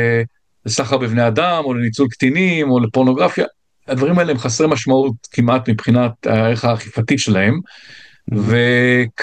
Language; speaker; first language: Hebrew; native; Hebrew